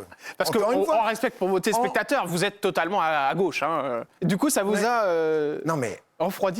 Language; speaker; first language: French; native; French